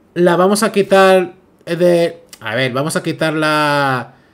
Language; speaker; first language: Spanish; native; Spanish